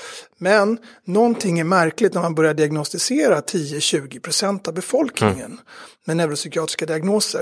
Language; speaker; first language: Swedish; native; Swedish